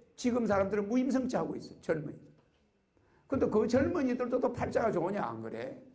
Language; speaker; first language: Korean; native; Korean